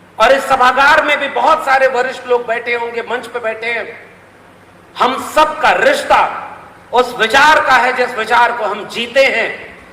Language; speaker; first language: Hindi; native; Hindi